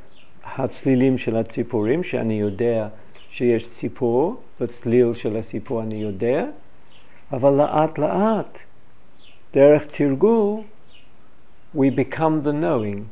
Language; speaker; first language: Hebrew; non-native, fluent; English